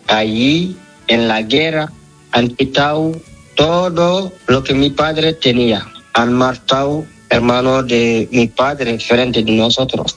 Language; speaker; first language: Spanish; non-native, learner; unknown